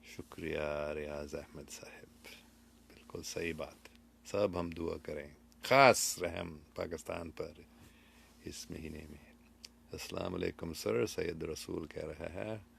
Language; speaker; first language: Urdu; early bilingual, other home language; English